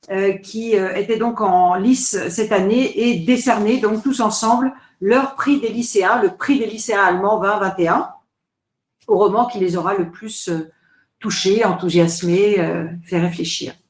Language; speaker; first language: French; native; French